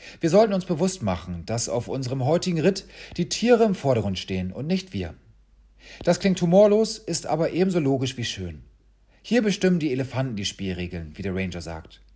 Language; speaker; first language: German; native; German